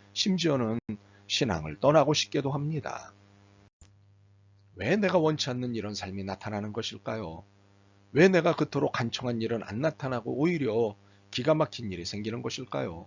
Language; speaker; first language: Korean; native; Korean